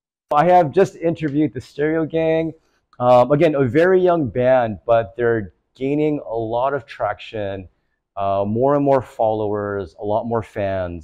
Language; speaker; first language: English; native; English